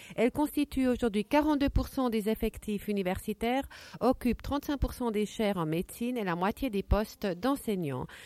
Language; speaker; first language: French; native; French